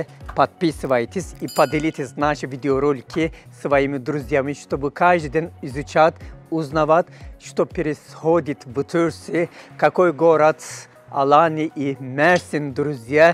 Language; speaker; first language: Russian; non-native, fluent; Turkish